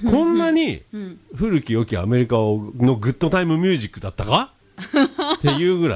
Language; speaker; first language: Japanese; native; Japanese